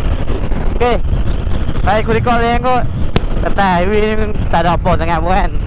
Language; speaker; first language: Malay; native; Malay